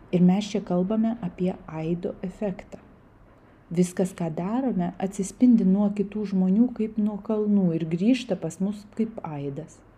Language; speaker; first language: Lithuanian; non-native, local second language; Russian